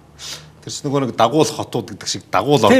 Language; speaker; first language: Mongolian; native; Mongolian